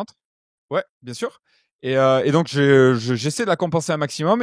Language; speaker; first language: French; native; French